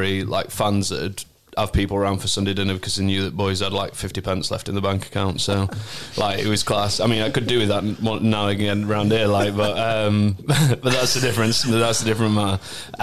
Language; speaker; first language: English; native; English